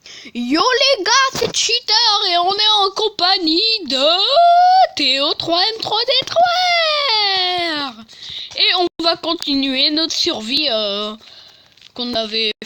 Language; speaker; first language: French; native; French